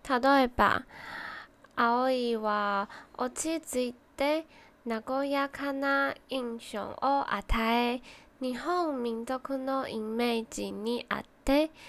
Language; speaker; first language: Japanese; non-native, learner; Chinese